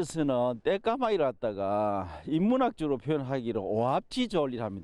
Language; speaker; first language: Korean; native; Korean